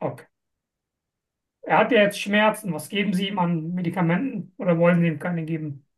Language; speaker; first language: German; non-native, fluent; Turkish